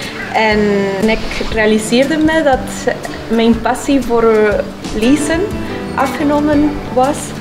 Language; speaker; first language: Dutch; non-native, learner; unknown